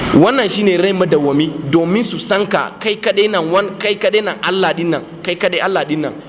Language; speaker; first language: Hausa; non-native, local second language; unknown